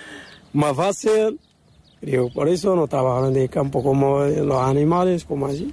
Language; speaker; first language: Spanish; non-native, learner; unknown